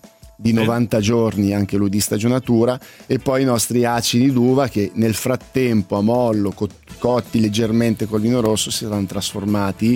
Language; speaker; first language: Italian; native; Italian